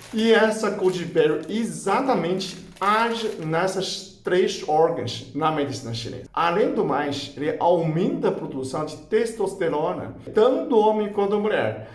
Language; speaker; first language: Portuguese; non-native, fluent; Chinese